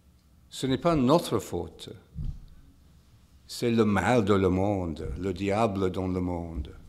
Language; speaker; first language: French; non-native, fluent; English